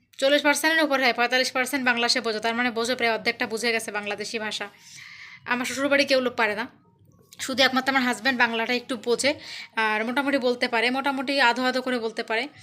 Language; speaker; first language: Bangla; native; Bangla